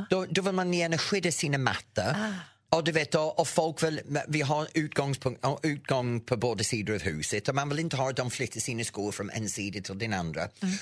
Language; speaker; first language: Swedish; non-native, fluent; English